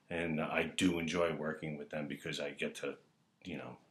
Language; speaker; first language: English; native; English